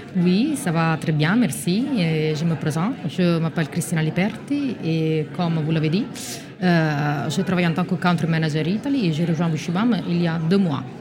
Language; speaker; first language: French; non-native, fluent; Italian